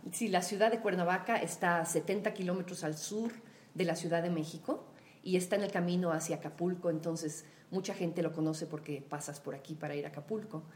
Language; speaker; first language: Spanish; native; Spanish